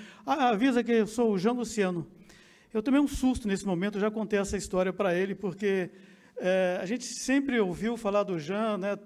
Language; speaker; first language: Portuguese; native; Portuguese